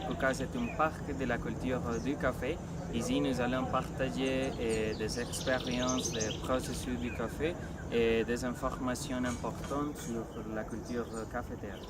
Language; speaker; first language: French; non-native, learner; Spanish